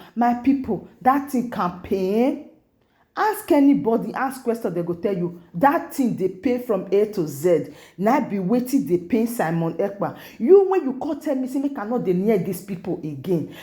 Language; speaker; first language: Nigerian Pidgin; non-native, local second language; Igbo